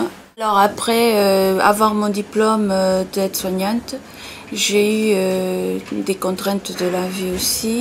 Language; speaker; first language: French; non-native, fluent; Portuguese